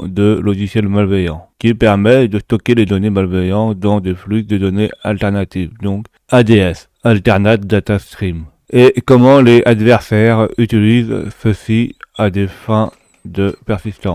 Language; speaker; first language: French; native; French